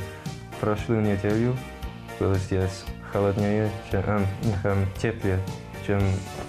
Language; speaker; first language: Russian; non-native, learner; English